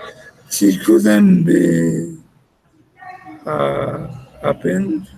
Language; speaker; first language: English; non-native, learner; Spanish